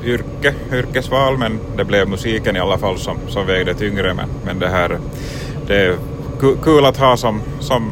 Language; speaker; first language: Swedish; native; Swedish